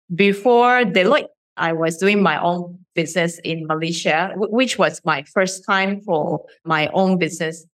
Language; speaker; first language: English; non-native, fluent; Japanese